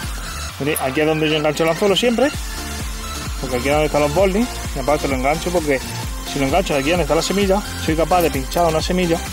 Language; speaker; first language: Spanish; native; Spanish